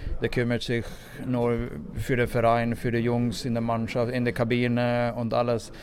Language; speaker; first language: German; non-native, fluent; Swedish